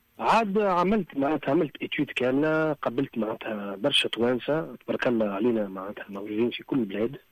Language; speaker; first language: Arabic; early bilingual, heritage; Arabic